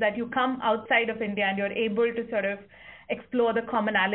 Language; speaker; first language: English; non-native, local second language; Kannada